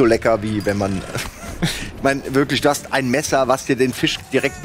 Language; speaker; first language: German; native; German